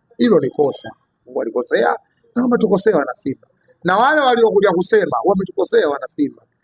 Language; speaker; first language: Swahili; native; Swahili